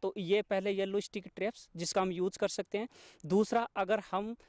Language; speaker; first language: Hindi; native; Hindi